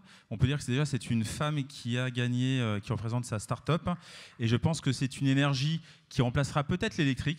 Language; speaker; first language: French; native; French